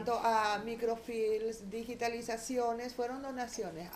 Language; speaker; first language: Spanish; native; Spanish